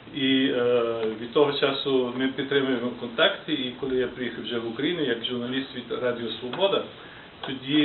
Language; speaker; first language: Ukrainian; early bilingual, heritage; Ukrainian